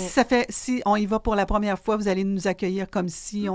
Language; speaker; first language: French; native; French